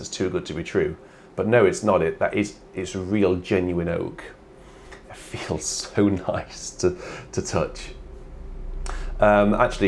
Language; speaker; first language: English; native; English